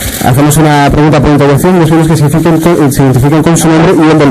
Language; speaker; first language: Spanish; native; Spanish